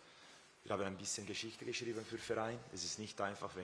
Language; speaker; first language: German; non-native, fluent; Italian